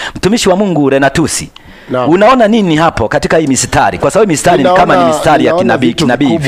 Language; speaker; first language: Swahili; native; Swahili